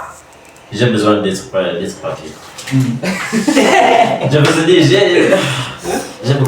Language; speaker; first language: French; non-native, learner; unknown